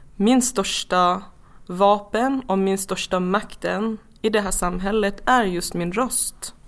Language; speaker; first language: Swedish; non-native, fluent; Persian